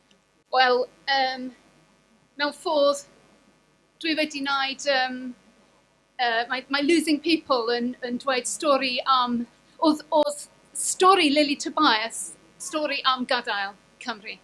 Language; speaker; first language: Welsh; non-native, fluent; English